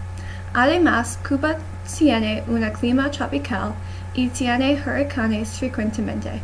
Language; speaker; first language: Spanish; non-native, learner; English